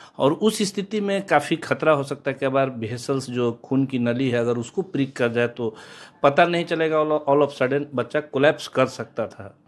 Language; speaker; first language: Hindi; native; Hindi